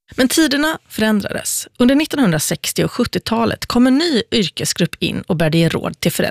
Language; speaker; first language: Swedish; native; Swedish